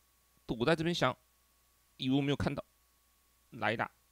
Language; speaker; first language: Chinese; native; Chinese